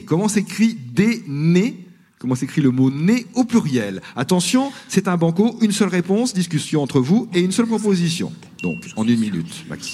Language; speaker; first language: French; native; French